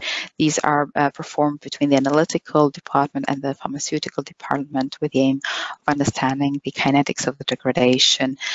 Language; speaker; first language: English; non-native, fluent; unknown